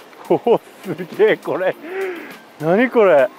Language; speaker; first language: Japanese; native; Japanese